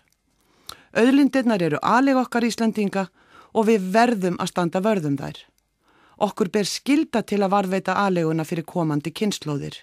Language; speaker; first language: Icelandic; native; Icelandic